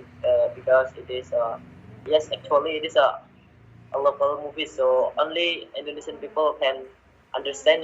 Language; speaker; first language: English; non-native, learner; Indonesian